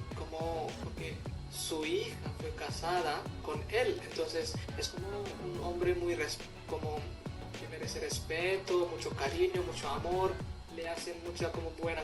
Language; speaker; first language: Spanish; non-native, fluent; Hindi